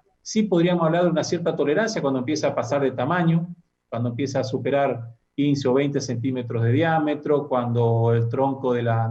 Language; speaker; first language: Spanish; native; Spanish